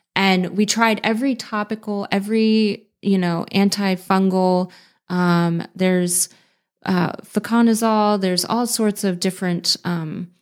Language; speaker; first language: English; native; English